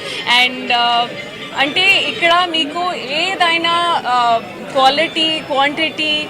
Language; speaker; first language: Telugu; non-native, learner; Hindi